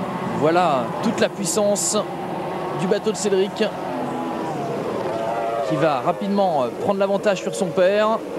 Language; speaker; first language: French; native; French